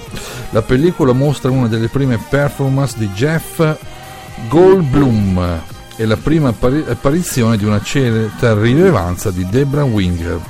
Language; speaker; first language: Italian; native; Italian